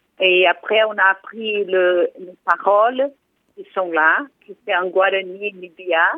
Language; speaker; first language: French; non-native, fluent; Portuguese